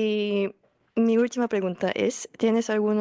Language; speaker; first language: Spanish; non-native, fluent; Korean